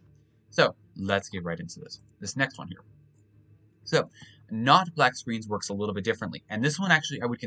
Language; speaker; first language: English; native; English